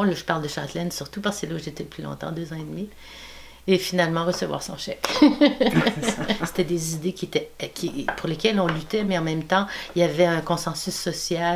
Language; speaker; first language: French; native; French